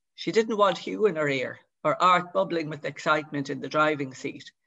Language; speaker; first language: English; native; English